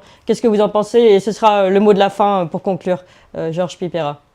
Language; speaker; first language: French; native; French